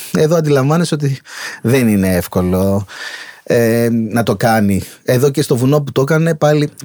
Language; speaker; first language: Greek; native; Greek